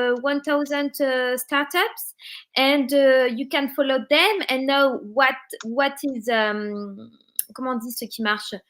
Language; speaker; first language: English; non-native, learner; French